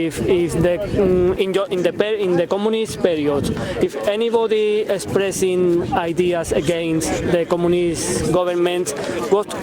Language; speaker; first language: English; non-native, learner; Spanish